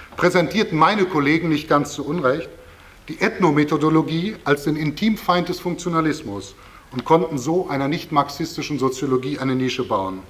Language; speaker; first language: German; native; German